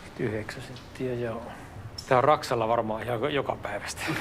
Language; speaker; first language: Finnish; native; Finnish